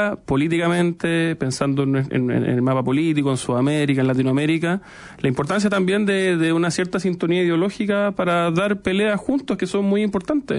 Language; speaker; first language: Spanish; native; Spanish